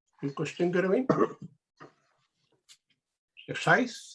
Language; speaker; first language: Welsh; native; Welsh